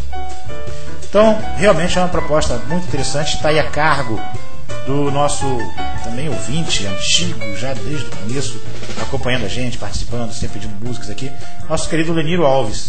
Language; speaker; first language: Portuguese; native; Portuguese